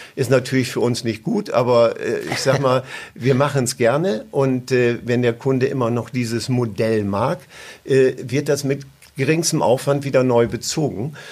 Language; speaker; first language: German; native; German